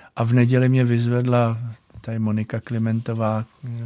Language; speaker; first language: Czech; native; Czech